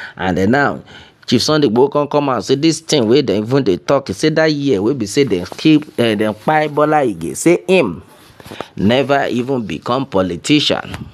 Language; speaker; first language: Nigerian Pidgin; non-native, local second language; Yoruba